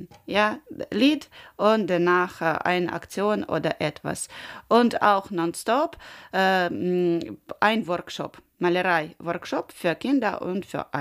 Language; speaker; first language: German; non-native, learner; Ukrainian